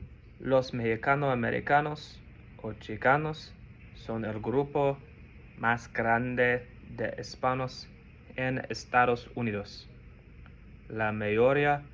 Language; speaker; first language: Spanish; non-native, learner; English